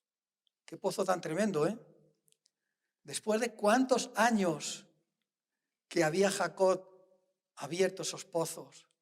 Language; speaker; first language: Spanish; native; Spanish